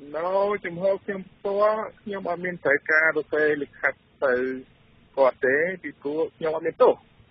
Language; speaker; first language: Khmer; native; Khmer